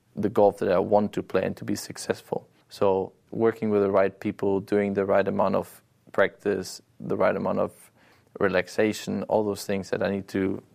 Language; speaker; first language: English; non-native, fluent; German